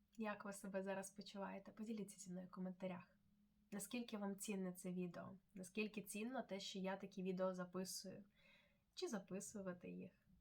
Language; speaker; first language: Ukrainian; non-native, local second language; Russian